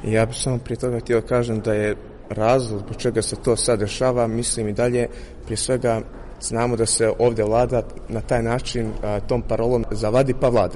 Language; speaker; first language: Croatian; native; Croatian